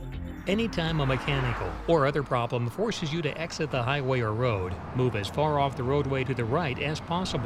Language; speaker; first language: English; native; English